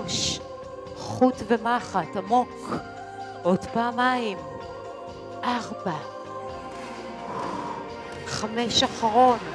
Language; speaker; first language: Hebrew; native; Hebrew